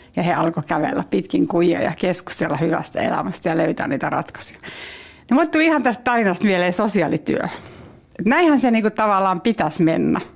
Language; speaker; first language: Finnish; non-native, local second language; Swedish